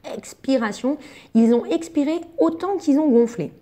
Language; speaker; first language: French; native; French